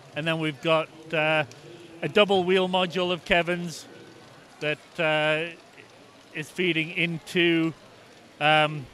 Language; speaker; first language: English; native; English